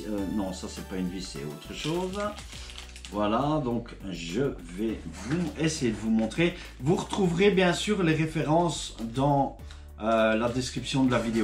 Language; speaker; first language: French; native; French